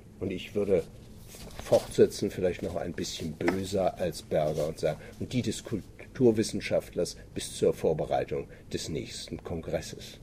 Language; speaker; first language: German; native; German